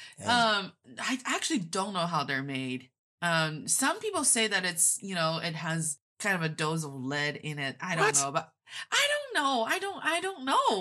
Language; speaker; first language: English; non-native, fluent; Chinese